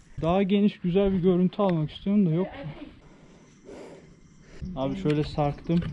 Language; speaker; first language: Turkish; native; Turkish